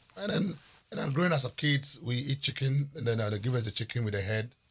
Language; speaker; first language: English; non-native, local second language; Ewe